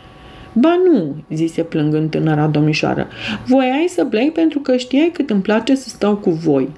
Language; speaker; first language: Romanian; native; Romanian